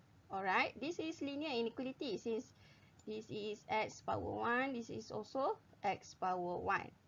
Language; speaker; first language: English; non-native, local second language; Malay